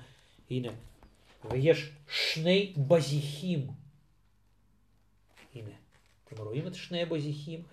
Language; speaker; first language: Hebrew; non-native, fluent; Russian